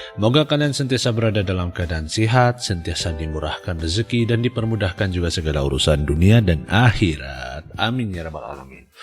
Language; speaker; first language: Malay; native; Malay